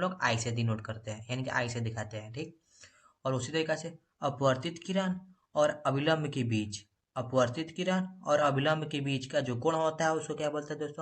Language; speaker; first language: Hindi; native; Hindi